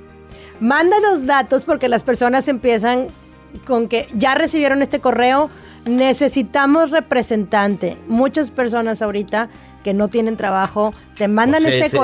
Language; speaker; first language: Spanish; native; Spanish